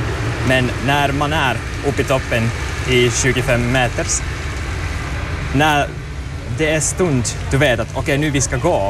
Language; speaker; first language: Swedish; non-native, learner; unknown